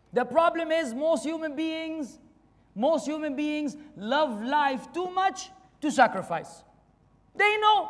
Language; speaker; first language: English; non-native, fluent; Arabic